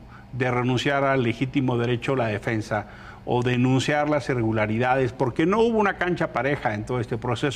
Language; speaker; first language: Spanish; native; Spanish